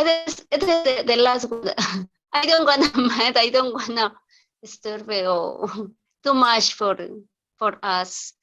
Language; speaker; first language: English; non-native, learner; Spanish